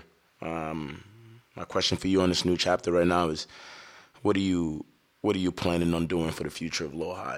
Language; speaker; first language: English; early bilingual, other home language; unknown